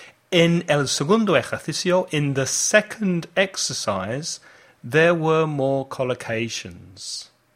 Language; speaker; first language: English; native; English